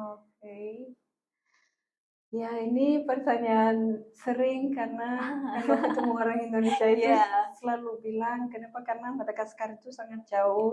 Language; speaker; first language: Indonesian; non-native, fluent; Malagasy